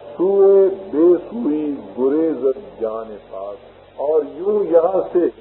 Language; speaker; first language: Urdu; native; Urdu